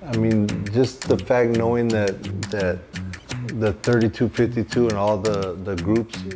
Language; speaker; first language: English; native; English